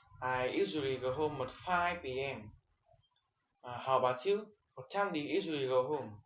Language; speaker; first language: English; non-native, learner; Vietnamese